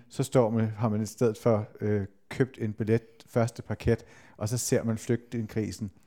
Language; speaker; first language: Danish; native; Danish